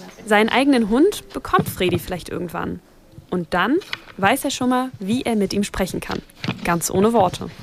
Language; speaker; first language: German; native; German